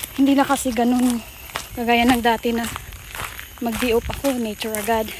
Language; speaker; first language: Filipino; non-native, local second language; Cebuano